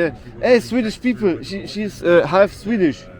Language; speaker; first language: English; non-native, fluent; German